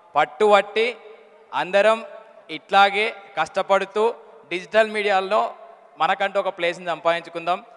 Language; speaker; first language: Telugu; native; Telugu